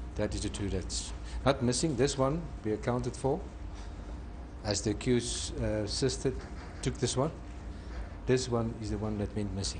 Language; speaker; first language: English; non-native, local second language; Afrikaans